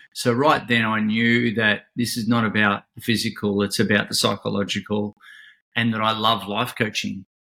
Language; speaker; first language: English; native; English